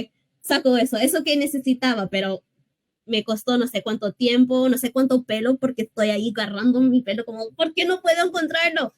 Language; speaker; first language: Spanish; early bilingual, heritage; English